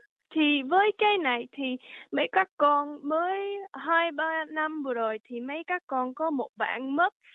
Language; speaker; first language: Vietnamese; early bilingual, heritage; Vietnamese